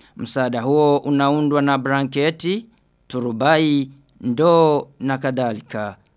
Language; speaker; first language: Swahili; non-native, local second language; Rundi